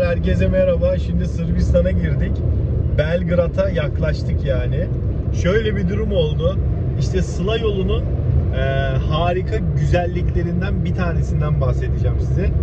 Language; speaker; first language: Turkish; early bilingual, heritage; Turkish